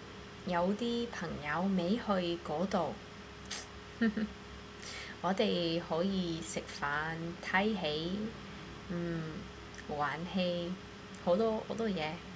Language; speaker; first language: Cantonese; non-native, learner; English